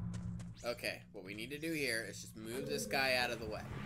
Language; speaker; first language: English; native; English